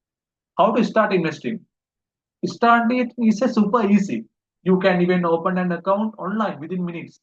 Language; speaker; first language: English; non-native, local second language; Sinhala